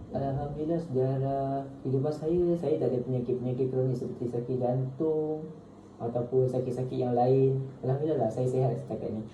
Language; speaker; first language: Malay; native; Malay